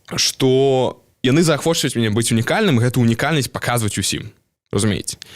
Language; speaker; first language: Belarusian; non-native, local second language; Russian